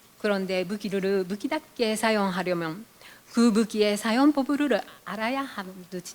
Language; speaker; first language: Korean; non-native, fluent; Japanese